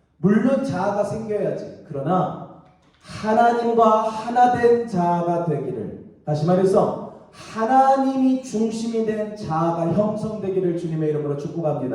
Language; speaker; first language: Korean; native; Korean